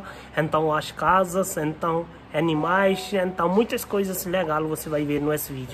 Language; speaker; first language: Portuguese; non-native, learner; Hindi